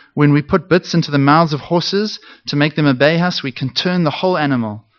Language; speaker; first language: English; native; English